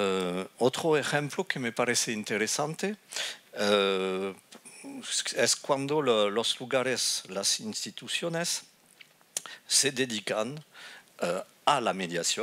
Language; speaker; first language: Spanish; non-native, fluent; French